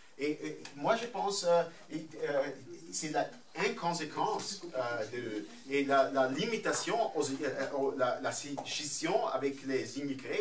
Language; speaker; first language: French; non-native, fluent; German